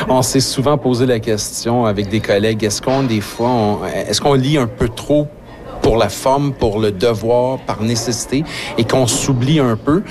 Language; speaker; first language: French; native; French